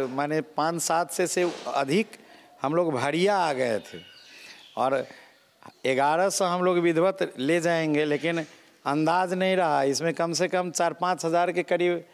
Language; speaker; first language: Hindi; non-native, local second language; Maithili